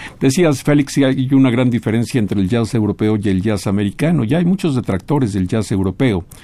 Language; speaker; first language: Spanish; native; Spanish